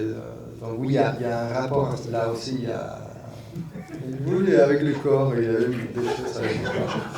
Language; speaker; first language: French; non-native, fluent; Spanish